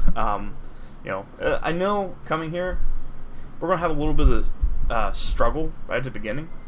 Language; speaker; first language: English; native; English